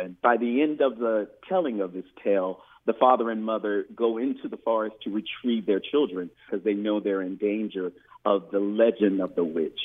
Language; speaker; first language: English; native; English